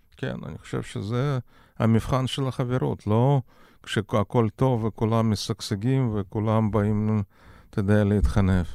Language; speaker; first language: Hebrew; non-native, fluent; Russian